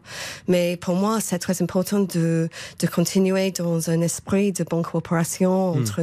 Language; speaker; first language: French; non-native, fluent; English